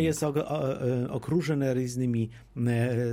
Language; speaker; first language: Polish; non-native, local second language; Ukrainian